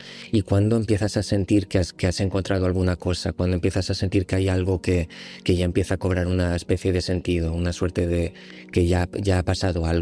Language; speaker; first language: Spanish; native; Spanish